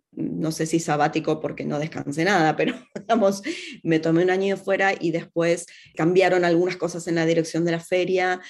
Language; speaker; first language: Spanish; native; Spanish